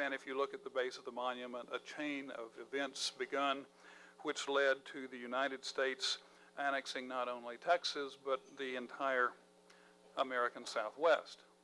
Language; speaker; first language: English; native; English